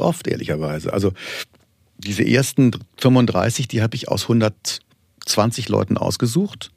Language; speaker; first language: German; native; German